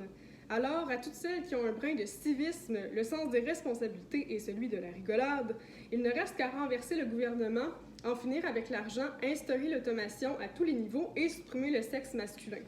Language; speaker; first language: French; native; French